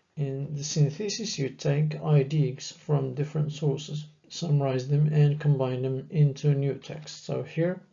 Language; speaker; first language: English; non-native, fluent; French